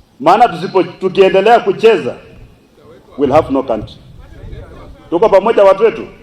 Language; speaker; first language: Swahili; non-native, local second language; Luyia